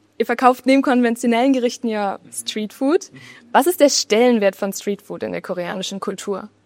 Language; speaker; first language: German; native; German